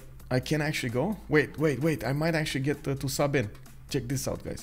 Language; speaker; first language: English; non-native, fluent; Romanian